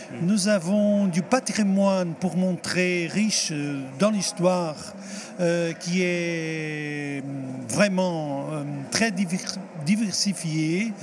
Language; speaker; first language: French; non-native, fluent; Portuguese